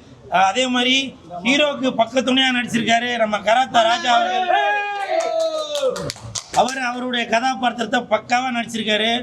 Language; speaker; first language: Tamil; native; Tamil